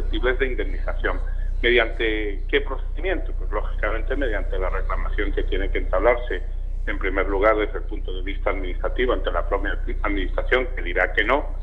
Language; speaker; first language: Spanish; native; Spanish